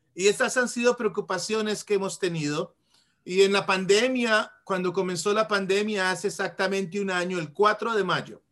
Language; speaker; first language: Spanish; native; Spanish